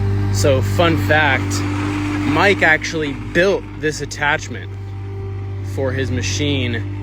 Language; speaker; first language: English; native; English